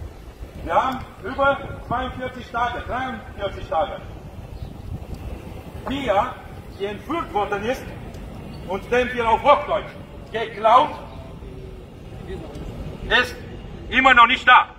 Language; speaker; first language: German; non-native, fluent; Romanian